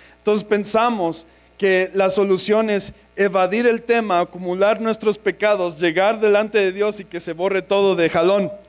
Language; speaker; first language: Spanish; non-native, fluent; English